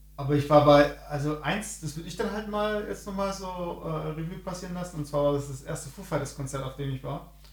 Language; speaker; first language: German; native; German